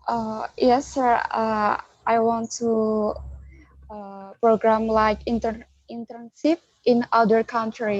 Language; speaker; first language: English; non-native, learner; Indonesian